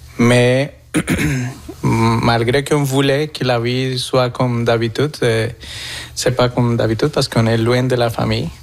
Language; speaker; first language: French; non-native, fluent; Spanish